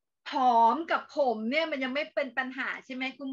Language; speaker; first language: Thai; native; Thai